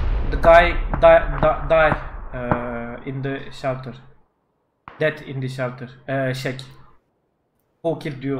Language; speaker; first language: English; non-native, learner; Turkish